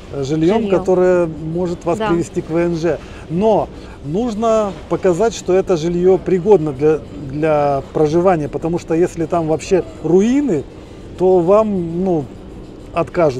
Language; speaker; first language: Russian; native; Russian